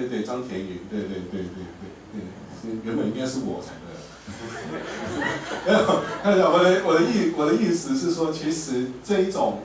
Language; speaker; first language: Chinese; native; Chinese